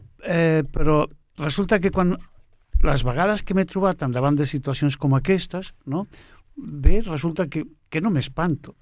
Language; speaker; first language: Catalan; non-native, fluent; Portuguese